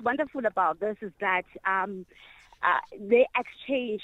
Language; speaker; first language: English; non-native, local second language; Zulu